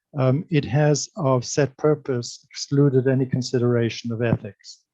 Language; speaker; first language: English; native; English